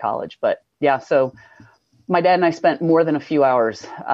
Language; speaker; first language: English; native; English